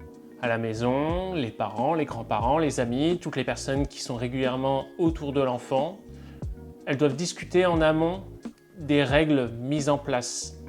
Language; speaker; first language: French; native; French